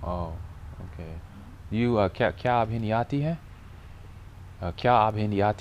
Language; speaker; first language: Hindi; non-native, learner; English